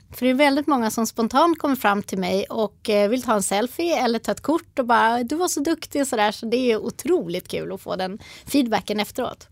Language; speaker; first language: Swedish; native; Swedish